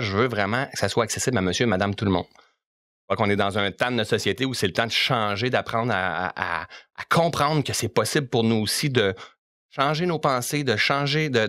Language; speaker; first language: French; native; French